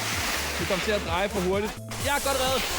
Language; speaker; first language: Danish; native; Danish